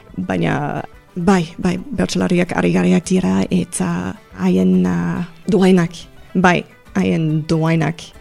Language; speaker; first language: Basque; non-native, learner; English